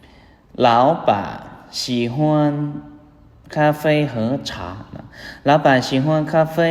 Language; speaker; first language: Chinese; non-native, fluent; Lao